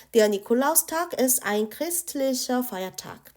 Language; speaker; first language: German; non-native, fluent; Korean